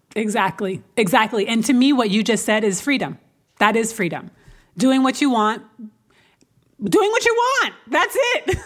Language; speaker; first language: English; native; English